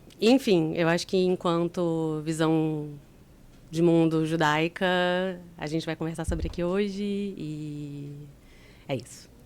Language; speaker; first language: Portuguese; native; Portuguese